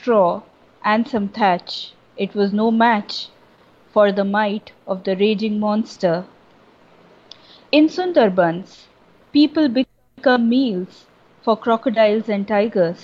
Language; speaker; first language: English; non-native, local second language; Bangla